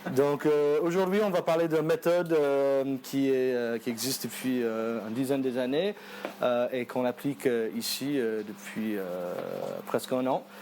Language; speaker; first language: French; non-native, fluent; English